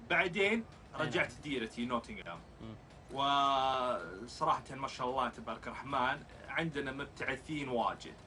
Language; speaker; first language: Arabic; non-native, fluent; English